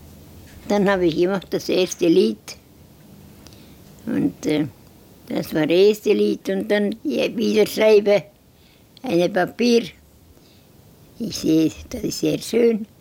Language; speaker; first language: German; non-native, learner; Estonian